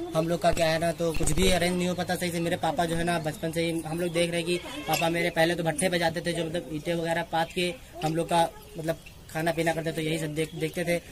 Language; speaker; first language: Hindi; native; Hindi